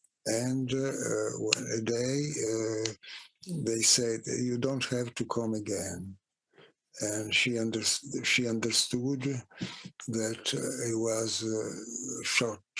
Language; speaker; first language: English; non-native, fluent; Italian